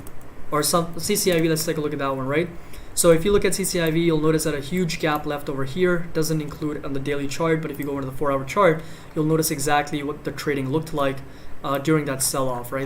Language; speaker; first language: English; native; English